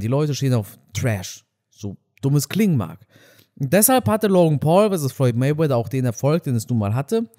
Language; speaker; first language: German; native; German